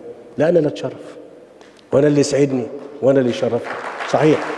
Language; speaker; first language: Arabic; native; Arabic